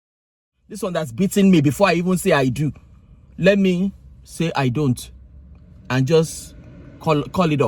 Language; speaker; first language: English; non-native, local second language; Yoruba